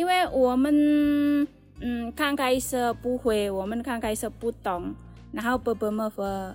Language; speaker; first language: Chinese; non-native, learner; Indonesian